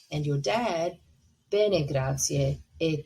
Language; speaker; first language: Italian; non-native, fluent; English